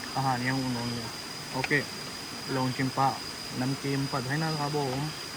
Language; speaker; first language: Thai; non-native, fluent; Punjabi